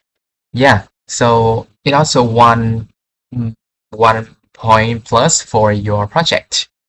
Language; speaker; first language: English; non-native, fluent; Vietnamese